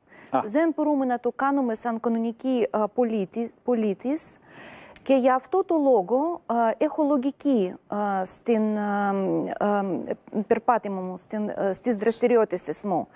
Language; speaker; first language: Greek; non-native, learner; Russian